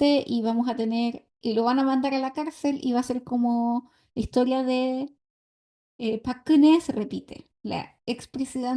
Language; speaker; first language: Spanish; native; Spanish